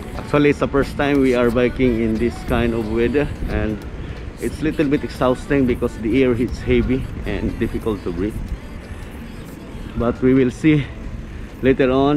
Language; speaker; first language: English; non-native, local second language; Filipino